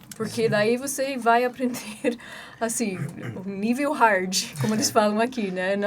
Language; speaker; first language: Portuguese; non-native, fluent; English